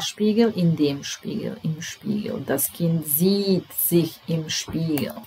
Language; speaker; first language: German; non-native, fluent; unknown